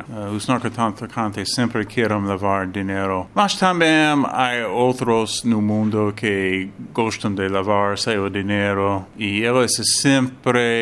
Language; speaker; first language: Portuguese; non-native, learner; English